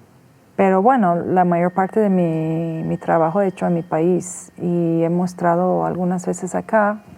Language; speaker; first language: Spanish; non-native, fluent; Persian